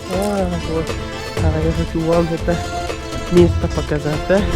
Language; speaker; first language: Russian; non-native, learner; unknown